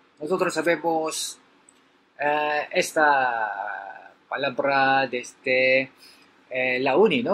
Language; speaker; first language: Spanish; non-native, learner; Filipino